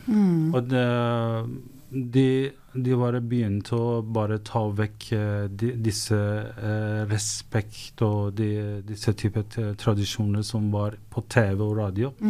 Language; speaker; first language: Norwegian; non-native, fluent; Persian